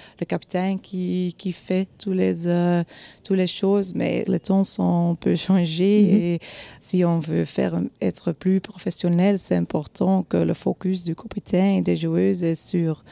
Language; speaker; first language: French; non-native, local second language; Dutch